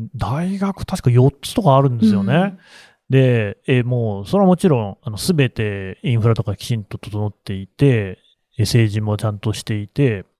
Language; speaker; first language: Japanese; native; Japanese